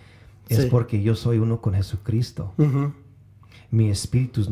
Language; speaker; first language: Spanish; early bilingual, heritage; Spanish